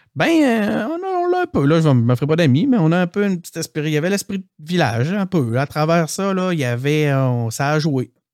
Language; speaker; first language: French; native; French